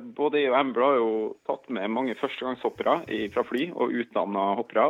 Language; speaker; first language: Norwegian; native; Norwegian